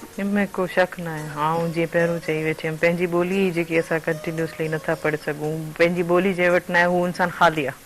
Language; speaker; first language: Sindhi; native; Sindhi